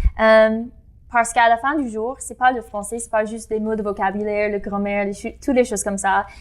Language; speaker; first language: French; non-native, fluent; English